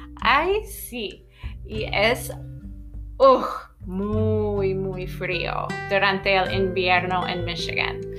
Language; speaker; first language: Spanish; non-native, fluent; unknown